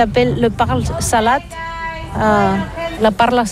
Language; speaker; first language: French; non-native, learner; Catalan